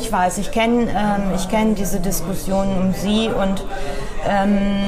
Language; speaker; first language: German; native; German